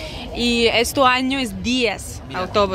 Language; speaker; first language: Spanish; non-native, learner; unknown